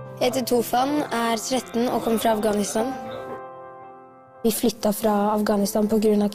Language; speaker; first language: Norwegian; early bilingual, other home language; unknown